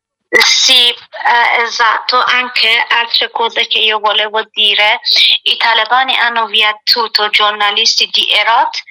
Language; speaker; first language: Italian; non-native, learner; Persian